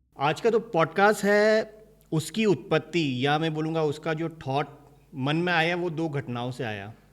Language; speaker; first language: Hindi; native; Hindi